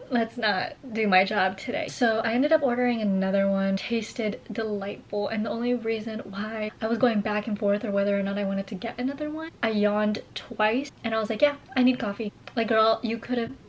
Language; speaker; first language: English; native; English